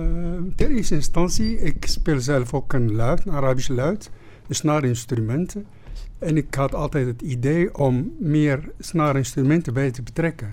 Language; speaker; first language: Dutch; non-native, fluent; Arabic